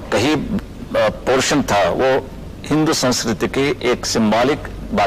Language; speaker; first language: Hindi; non-native, local second language; Marathi